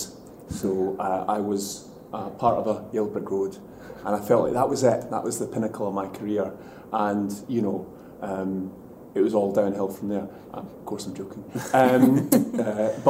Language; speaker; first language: English; native; English